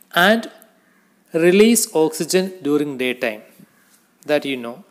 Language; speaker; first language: English; non-native, local second language; Malayalam